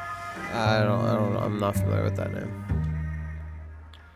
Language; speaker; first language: English; native; English